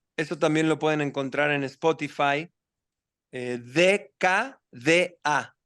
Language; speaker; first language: Spanish; native; Spanish